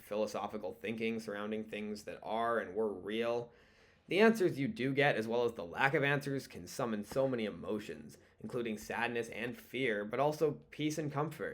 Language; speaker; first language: English; native; English